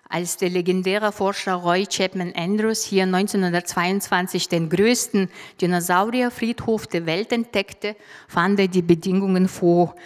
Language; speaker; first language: German; non-native, fluent; Mongolian